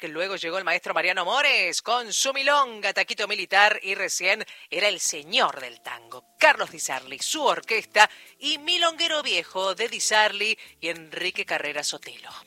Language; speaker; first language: Spanish; native; Spanish